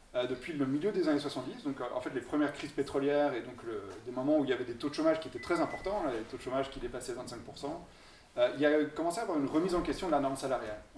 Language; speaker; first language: French; native; French